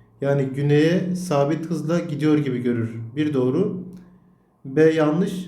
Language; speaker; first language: Turkish; native; Turkish